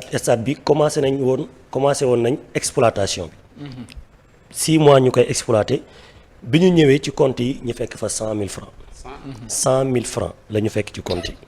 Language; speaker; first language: Wolof; native; Wolof